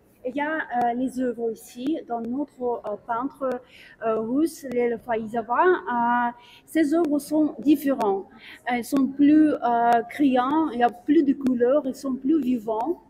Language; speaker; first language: French; non-native, fluent; Russian